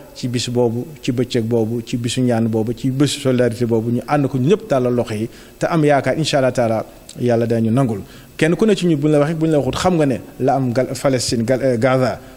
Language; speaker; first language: Wolof; native; Wolof